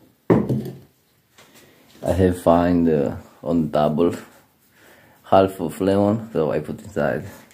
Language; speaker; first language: English; non-native, learner; Romanian